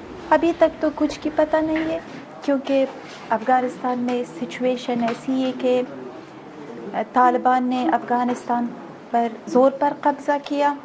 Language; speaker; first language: Hindi; non-native, fluent; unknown